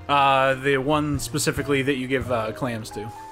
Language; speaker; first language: English; native; English